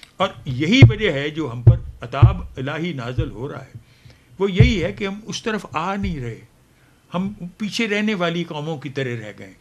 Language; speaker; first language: Urdu; non-native, local second language; Punjabi